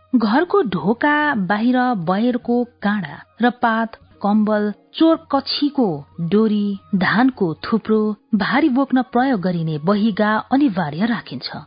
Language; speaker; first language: Nepali; native; Nepali